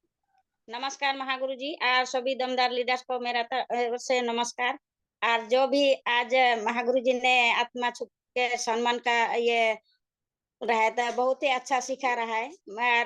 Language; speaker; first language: Hindi; non-native, local second language; Nepali